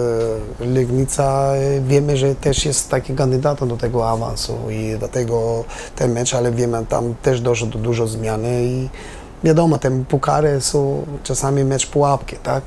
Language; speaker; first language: Polish; non-native, learner; Albanian